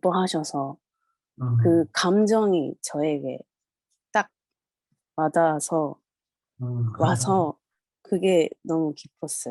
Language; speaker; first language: Korean; non-native, local second language; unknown